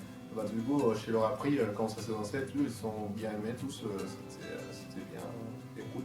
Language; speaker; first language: French; non-native, fluent; Spanish